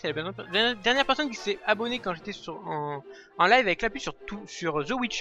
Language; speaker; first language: French; native; French